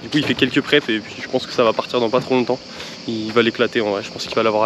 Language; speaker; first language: French; native; French